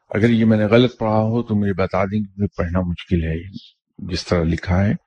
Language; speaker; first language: Urdu; non-native, local second language; Punjabi